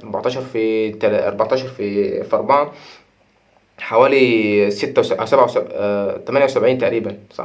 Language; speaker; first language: Arabic; native; Arabic